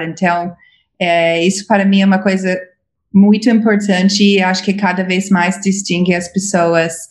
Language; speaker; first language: Portuguese; non-native, fluent; English